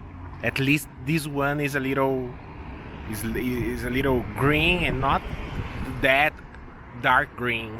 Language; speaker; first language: English; non-native, local second language; Portuguese